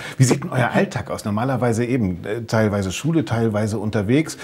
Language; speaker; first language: German; native; German